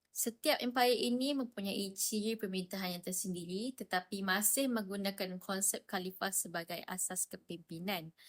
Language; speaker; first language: Malay; native; Malay